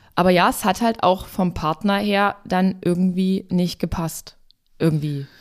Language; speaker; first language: German; native; German